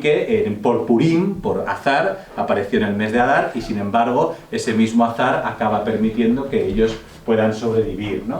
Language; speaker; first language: Spanish; native; Spanish